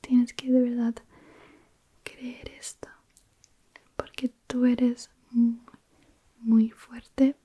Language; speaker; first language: Spanish; early bilingual, heritage; Spanish